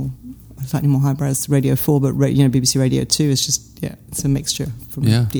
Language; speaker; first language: English; native; English